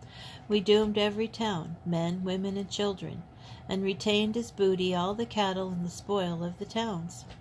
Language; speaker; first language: English; native; English